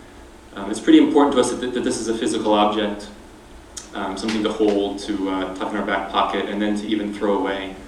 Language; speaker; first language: English; native; English